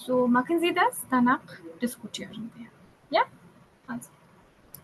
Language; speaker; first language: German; non-native, fluent; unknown